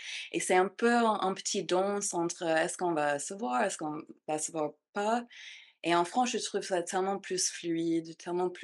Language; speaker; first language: French; non-native, fluent; English